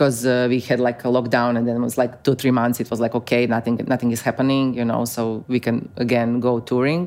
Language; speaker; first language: English; non-native, fluent; Croatian